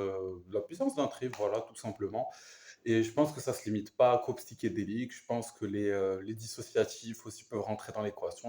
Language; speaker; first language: French; native; French